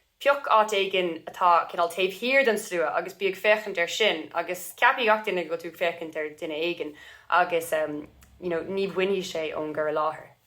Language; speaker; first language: Irish; non-native, local second language; English